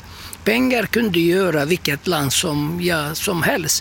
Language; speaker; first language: Swedish; non-native, fluent; Turkish